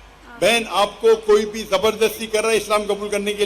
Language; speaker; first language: Hindi; non-native, local second language; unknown